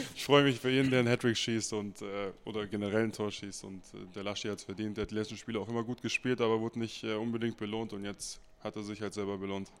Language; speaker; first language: German; native; German